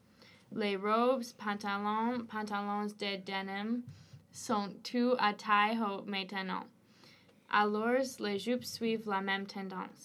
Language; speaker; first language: French; non-native, learner; English